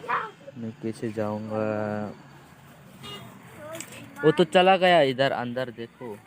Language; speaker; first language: Hindi; non-native, local second language; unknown